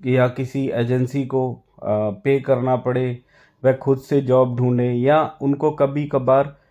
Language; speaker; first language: Hindi; non-native, local second language; Punjabi